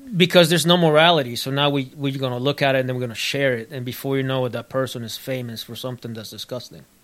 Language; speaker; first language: English; early bilingual, other home language; Spanish